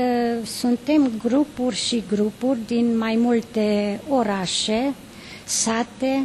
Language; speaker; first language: Romanian; non-native, local second language; Hungarian